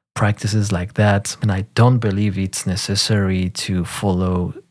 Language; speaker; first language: English; non-native, fluent; French